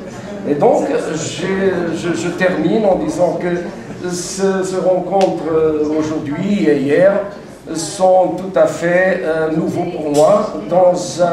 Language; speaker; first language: French; non-native, fluent; Portuguese